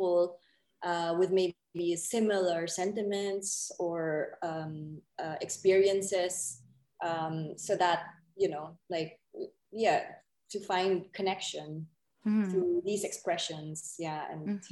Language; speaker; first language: English; non-native, local second language; Filipino